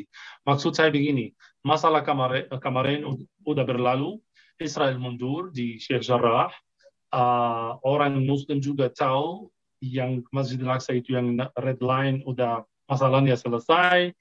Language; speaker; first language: Indonesian; non-native, fluent; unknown